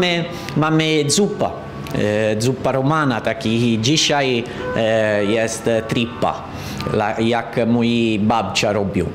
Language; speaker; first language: Polish; non-native, learner; Italian